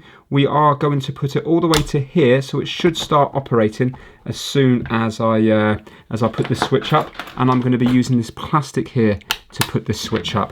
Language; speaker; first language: English; native; English